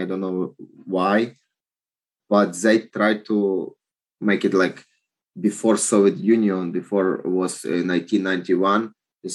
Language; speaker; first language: English; non-native, learner; Ukrainian